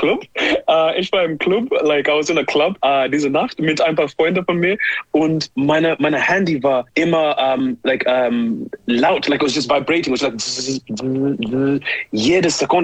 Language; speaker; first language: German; non-native, learner; English